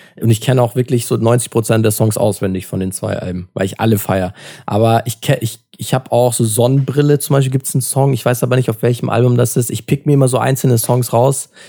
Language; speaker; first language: German; early bilingual, other home language; Turkish